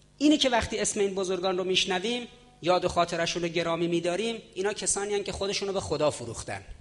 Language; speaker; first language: Persian; native; Persian